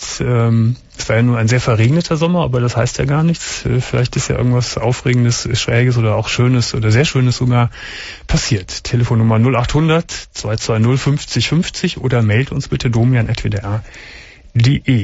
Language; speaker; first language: German; native; German